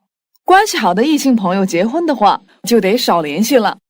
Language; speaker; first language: Chinese; non-native, fluent; Korean